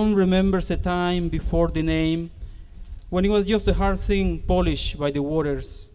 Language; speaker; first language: English; non-native, fluent; Spanish